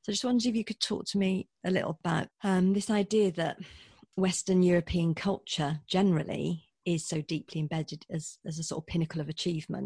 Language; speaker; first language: English; native; English